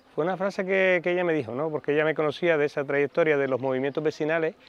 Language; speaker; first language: Spanish; native; Spanish